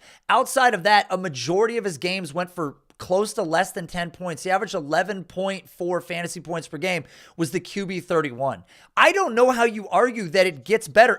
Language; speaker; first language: English; native; English